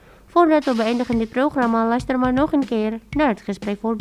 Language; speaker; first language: Dutch; non-native, learner; Indonesian